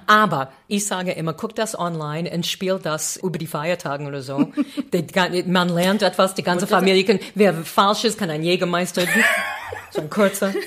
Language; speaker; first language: German; non-native, fluent; English